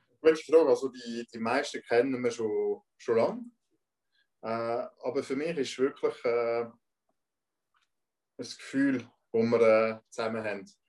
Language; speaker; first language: German; non-native, local second language; French